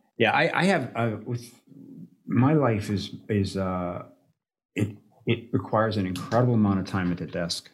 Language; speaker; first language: English; native; English